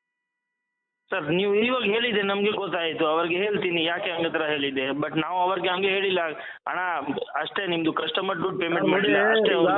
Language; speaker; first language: Kannada; non-native, fluent; Hindi